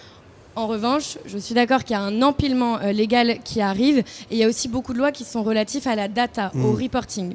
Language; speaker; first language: French; native; French